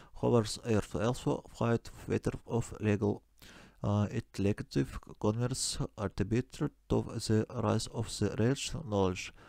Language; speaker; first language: English; non-native, learner; Russian